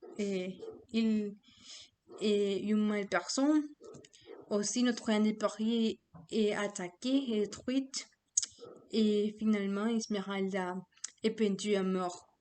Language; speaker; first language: French; non-native, learner; Spanish